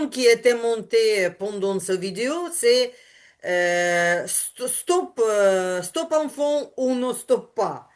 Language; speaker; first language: French; non-native, learner; Ukrainian